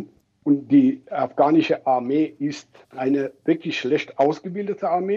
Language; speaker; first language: German; non-native, fluent; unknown